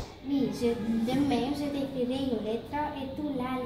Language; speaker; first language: French; non-native, learner; Romanian